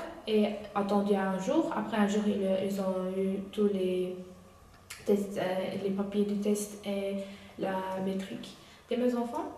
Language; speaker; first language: French; non-native, learner; Uyghur